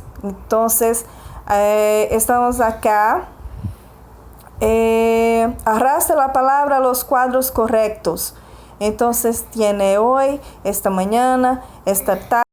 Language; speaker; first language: Spanish; non-native, fluent; Portuguese